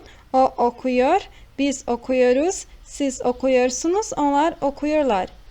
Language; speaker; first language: Turkish; non-native, fluent; Portuguese